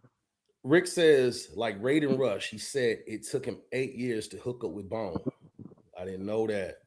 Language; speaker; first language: English; native; English